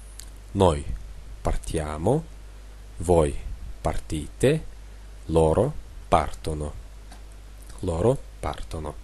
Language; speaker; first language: Italian; non-native, fluent; Russian